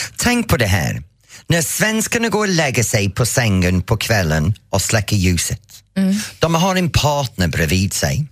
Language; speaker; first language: Swedish; non-native, fluent; English